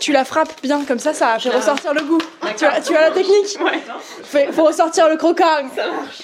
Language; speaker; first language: French; native; French